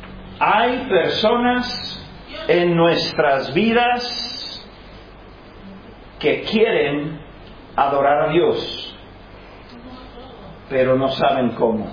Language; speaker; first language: Spanish; non-native, fluent; English